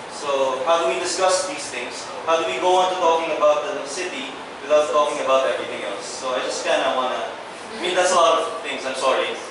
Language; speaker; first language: English; non-native, local second language; Filipino